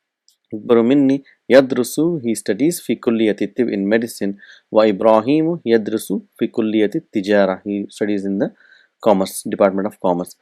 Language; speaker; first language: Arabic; non-native, fluent; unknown